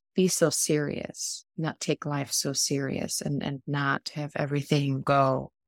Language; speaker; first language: English; non-native, fluent; German